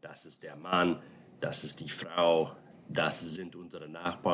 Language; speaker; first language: German; non-native, fluent; English